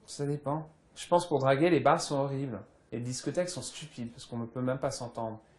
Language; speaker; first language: French; early bilingual, other home language; English